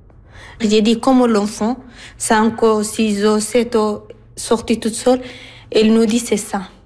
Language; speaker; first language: French; non-native, learner; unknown